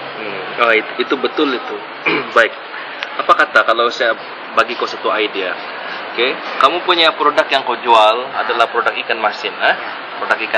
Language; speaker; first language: Indonesian; non-native, local second language; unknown